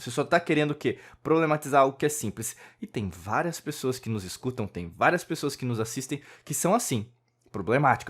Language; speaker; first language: Portuguese; native; Portuguese